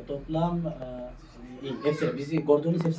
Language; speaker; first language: Turkish; non-native, learner; Bangla